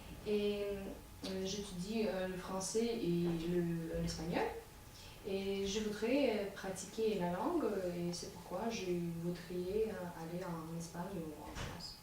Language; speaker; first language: French; non-native, fluent; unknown